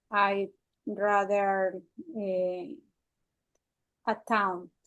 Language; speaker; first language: English; non-native, learner; Spanish